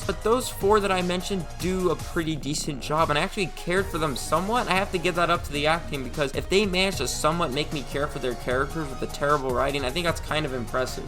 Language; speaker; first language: English; native; English